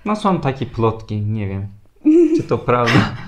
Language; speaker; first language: Polish; non-native, fluent; Turkish